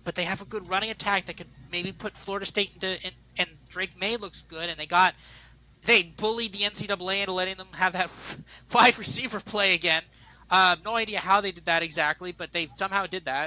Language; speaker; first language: English; native; English